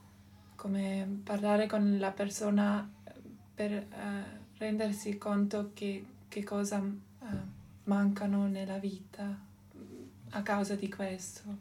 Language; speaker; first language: Italian; non-native, local second language; German